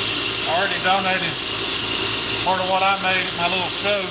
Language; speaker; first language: English; native; English